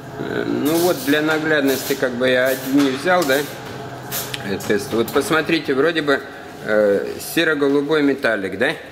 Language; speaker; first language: Russian; native; Russian